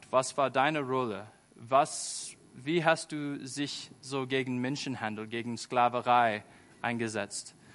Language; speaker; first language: German; non-native, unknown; English